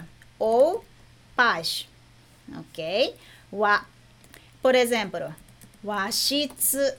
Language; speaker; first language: Portuguese; non-native, fluent; Japanese